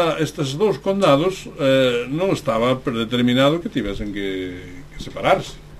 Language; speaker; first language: Galician; native; Galician